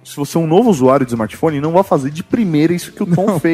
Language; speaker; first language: Portuguese; native; Portuguese